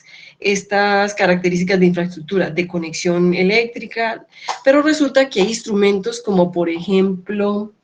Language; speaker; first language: Spanish; native; Spanish